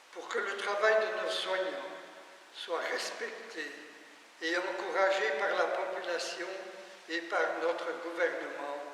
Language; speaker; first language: French; native; French